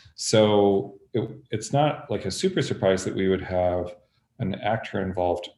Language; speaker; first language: English; native; English